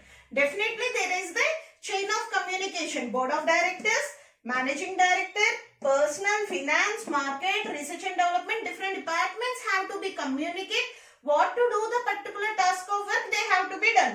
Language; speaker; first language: English; non-native, local second language; Telugu